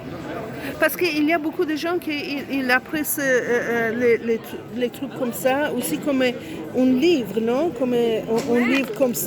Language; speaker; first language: French; non-native, learner; Italian